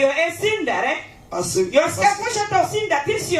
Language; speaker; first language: Swedish; non-native, learner; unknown